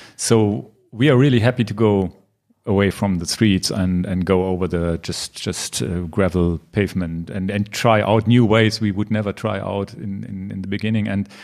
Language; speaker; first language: English; non-native, learner; German